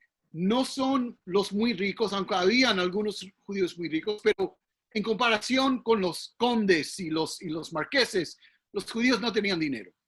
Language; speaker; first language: Spanish; early bilingual, heritage; English